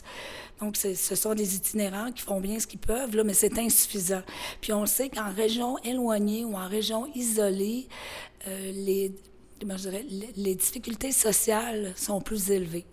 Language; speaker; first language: French; native; French